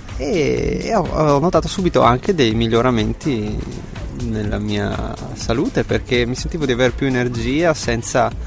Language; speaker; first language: Italian; native; Italian